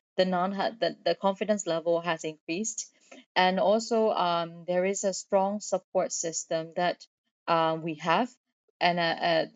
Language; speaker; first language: English; non-native, fluent; Burmese